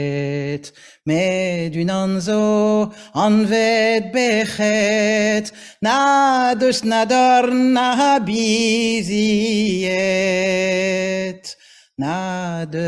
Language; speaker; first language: Welsh; non-native, fluent; French